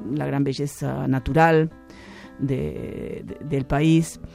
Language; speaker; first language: Spanish; native; Spanish